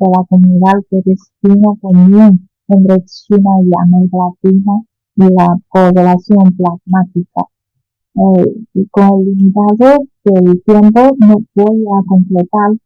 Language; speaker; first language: Spanish; non-native, fluent; Chinese